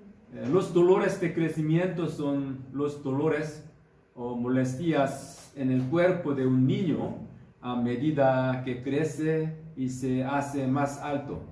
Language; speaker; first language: Spanish; non-native, fluent; Korean